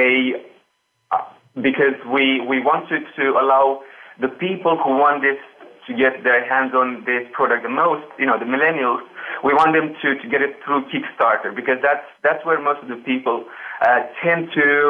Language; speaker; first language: English; non-native, fluent; Romanian